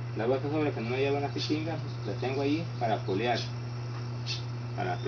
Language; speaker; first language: Spanish; native; Spanish